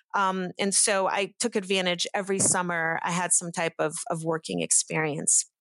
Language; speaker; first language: English; early bilingual, other home language; Portuguese